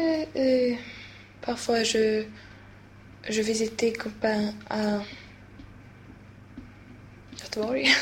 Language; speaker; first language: French; non-native, learner; Swedish